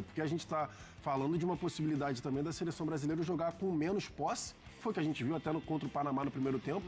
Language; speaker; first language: Portuguese; native; Portuguese